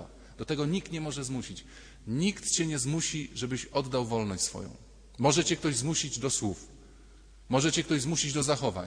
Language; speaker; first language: Polish; native; Polish